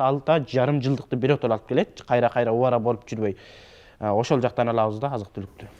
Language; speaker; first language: Kyrgyz; early bilingual, heritage; Kyrgyz